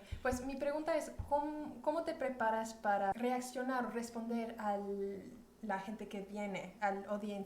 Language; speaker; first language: Spanish; early bilingual, heritage; Spanish